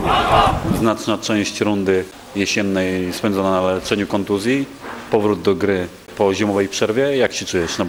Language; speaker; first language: Polish; native; Polish